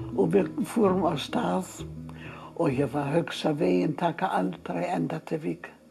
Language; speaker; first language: Icelandic; non-native, fluent; German